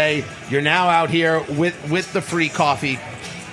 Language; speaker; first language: English; native; English